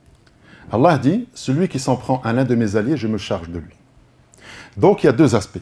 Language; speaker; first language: French; native; French